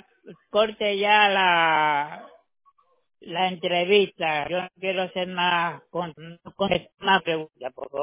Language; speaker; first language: Spanish; native; Spanish